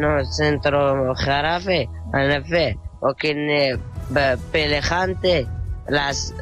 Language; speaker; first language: Spanish; non-native, learner; Arabic